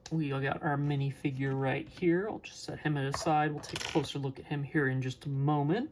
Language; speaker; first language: English; native; English